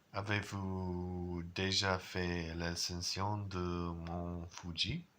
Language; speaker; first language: French; non-native, learner; English